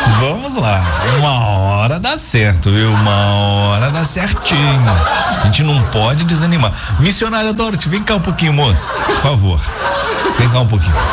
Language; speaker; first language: Portuguese; native; Portuguese